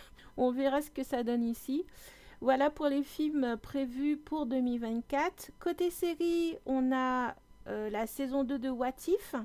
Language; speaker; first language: French; native; French